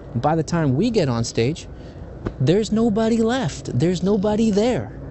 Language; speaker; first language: English; native; English